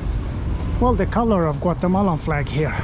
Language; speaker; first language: English; non-native, fluent; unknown